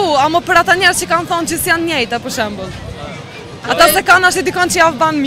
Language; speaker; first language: Albanian; early bilingual, heritage; Albanian